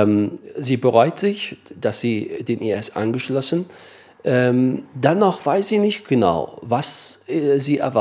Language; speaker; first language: German; non-native, fluent; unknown